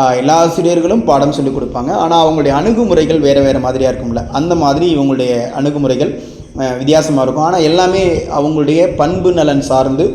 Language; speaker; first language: Tamil; native; Tamil